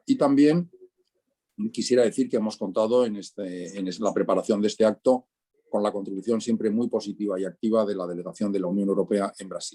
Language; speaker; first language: Spanish; native; Spanish